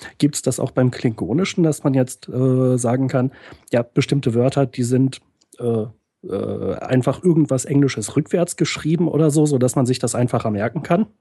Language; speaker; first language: German; native; German